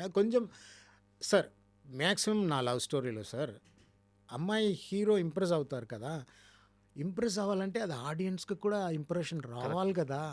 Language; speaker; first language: Telugu; non-native, learner; Tamil